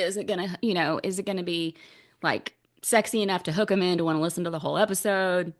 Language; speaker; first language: English; native; English